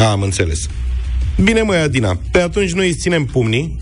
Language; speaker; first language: Romanian; native; Romanian